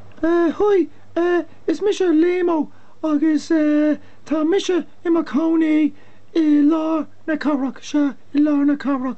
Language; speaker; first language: Irish; non-native, local second language; English